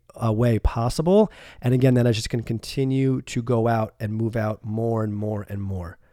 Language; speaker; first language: English; native; English